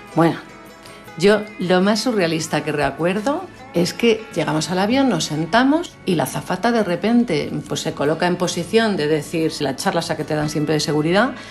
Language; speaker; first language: Spanish; native; Spanish